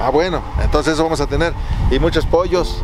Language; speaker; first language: Spanish; native; Spanish